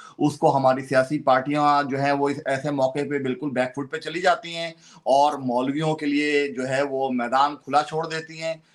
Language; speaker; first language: Urdu; non-native, local second language; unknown